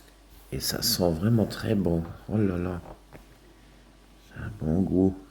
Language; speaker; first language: French; non-native, local second language; German